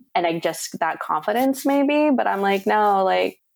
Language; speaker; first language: English; native; English